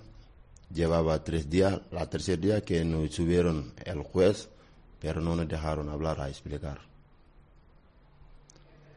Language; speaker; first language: Spanish; non-native, learner; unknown